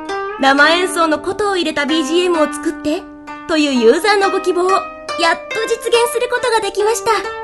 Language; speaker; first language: Japanese; native; Japanese